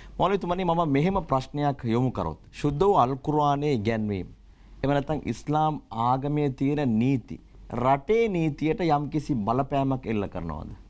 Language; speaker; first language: Sinhala; non-native, local second language; Tamil